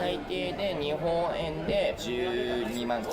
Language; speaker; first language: Japanese; native; Japanese